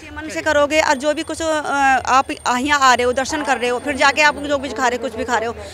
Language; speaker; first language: Hindi; native; Hindi